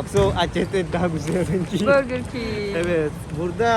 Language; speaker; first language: Turkish; non-native, learner; Indonesian